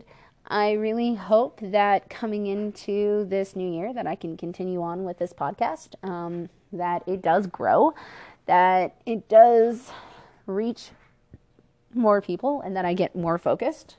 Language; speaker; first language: English; native; English